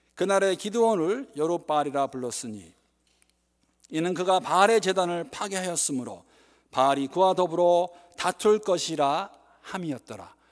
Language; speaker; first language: Korean; native; Korean